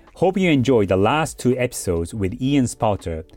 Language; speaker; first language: English; early bilingual, other home language; Japanese